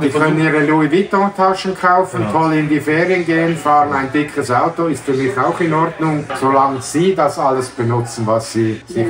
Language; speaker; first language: German; native; German